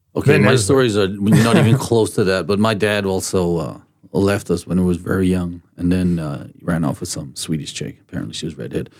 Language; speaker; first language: English; early bilingual, other home language; Danish